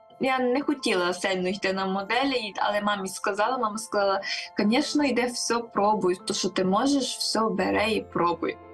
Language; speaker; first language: Ukrainian; early bilingual, heritage; Ukrainian